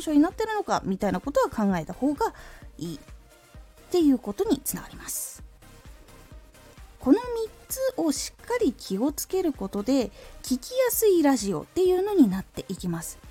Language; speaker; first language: Japanese; native; Japanese